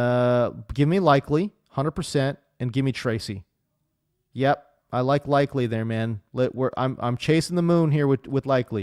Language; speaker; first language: English; native; English